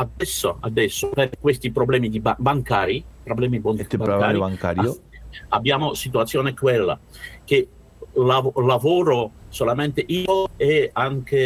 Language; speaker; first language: Italian; non-native, learner; Russian